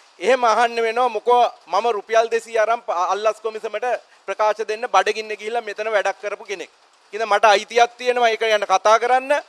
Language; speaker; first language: Sinhala; native; Sinhala